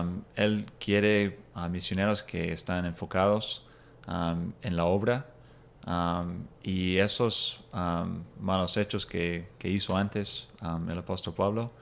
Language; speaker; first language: Spanish; non-native, fluent; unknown